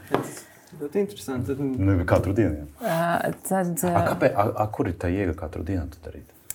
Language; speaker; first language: Latvian; non-native, local second language; Russian